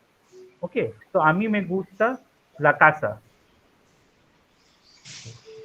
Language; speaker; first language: Spanish; non-native, fluent; Hindi